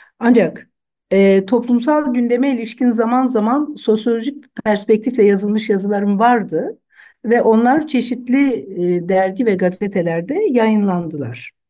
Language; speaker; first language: Turkish; non-native, local second language; Zaza